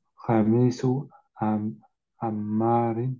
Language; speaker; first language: Arabic; non-native, learner; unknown